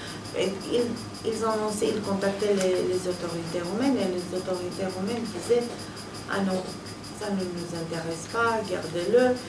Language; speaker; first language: French; non-native, fluent; Romanian